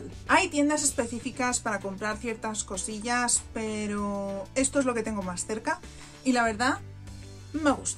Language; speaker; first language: Spanish; native; Spanish